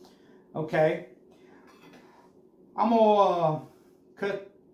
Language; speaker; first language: English; native; English